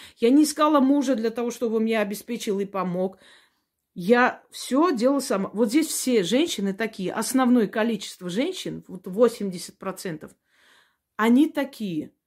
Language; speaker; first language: Russian; non-native, local second language; Armenian